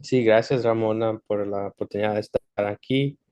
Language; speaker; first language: Spanish; early bilingual, heritage; Spanish